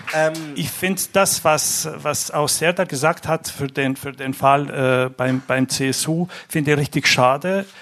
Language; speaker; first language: German; non-native, fluent; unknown